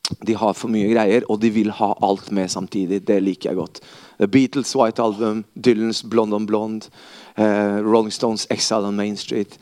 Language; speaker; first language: Norwegian; early bilingual, other home language; Spanish